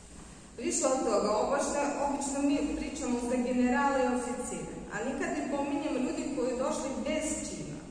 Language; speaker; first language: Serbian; non-native, fluent; Russian